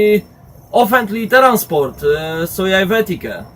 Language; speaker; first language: Swedish; non-native, learner; Polish